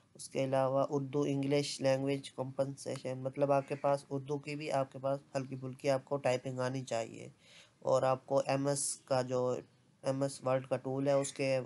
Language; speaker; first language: Urdu; non-native, local second language; Punjabi